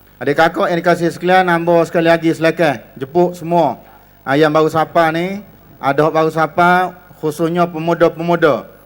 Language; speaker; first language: Malay; native; Malay